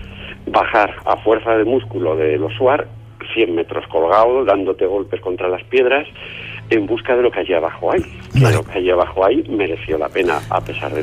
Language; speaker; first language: Spanish; native; Spanish